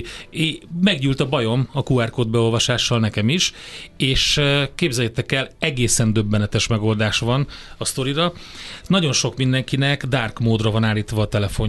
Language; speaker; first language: Hungarian; native; Hungarian